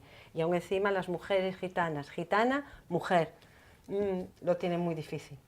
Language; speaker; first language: Spanish; native; Spanish